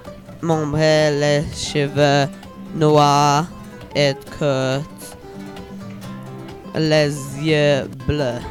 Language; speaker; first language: French; non-native, learner; English